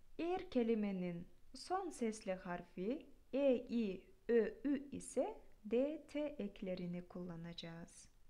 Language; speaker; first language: Turkish; non-native, fluent; Kyrgyz